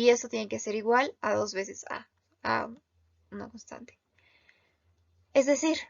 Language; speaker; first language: Spanish; native; Spanish